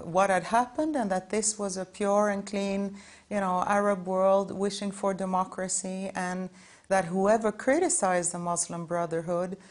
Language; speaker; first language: English; non-native, fluent; Norwegian